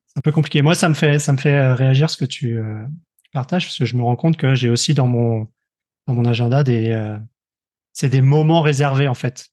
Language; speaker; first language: French; native; French